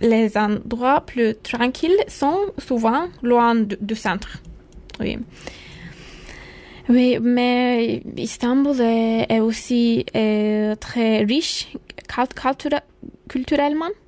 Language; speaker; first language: French; non-native, learner; Turkish